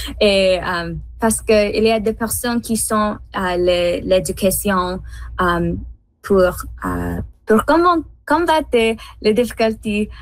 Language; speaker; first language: French; non-native, learner; English